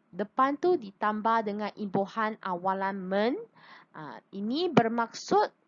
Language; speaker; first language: Malay; non-native, local second language; Chinese